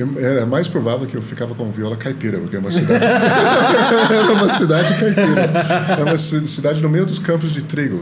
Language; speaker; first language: Portuguese; non-native, fluent; Chinese